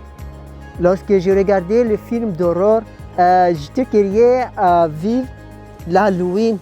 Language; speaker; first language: French; non-native, local second language; Arabic